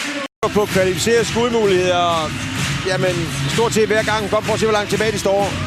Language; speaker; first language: Danish; native; Danish